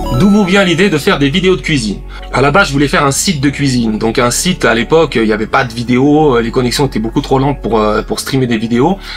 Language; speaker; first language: French; native; French